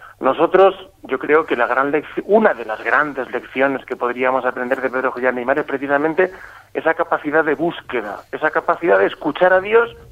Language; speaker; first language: Spanish; native; Spanish